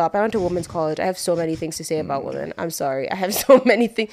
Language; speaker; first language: English; non-native, local second language; Yoruba